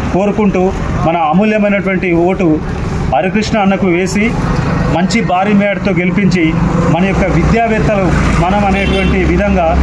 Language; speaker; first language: Telugu; native; Telugu